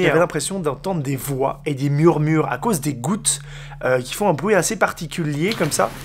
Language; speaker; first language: French; native; French